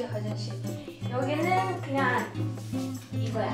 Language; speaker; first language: Korean; non-native, learner; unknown